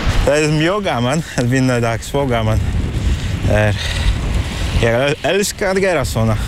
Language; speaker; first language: Icelandic; non-native, learner; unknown